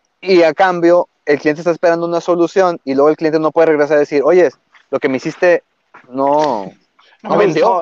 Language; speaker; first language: Spanish; native; Spanish